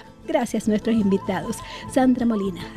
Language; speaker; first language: Spanish; native; Spanish